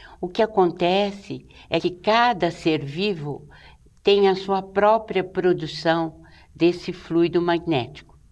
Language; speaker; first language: Portuguese; native; Portuguese